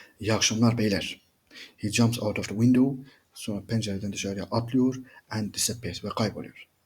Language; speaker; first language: Turkish; native; Turkish